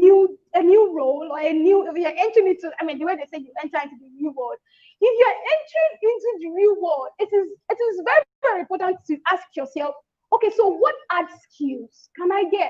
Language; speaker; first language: English; non-native, local second language; Yoruba